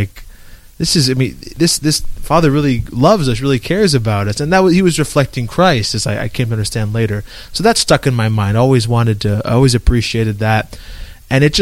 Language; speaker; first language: English; native; English